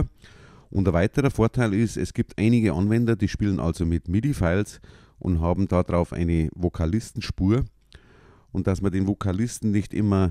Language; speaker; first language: German; native; German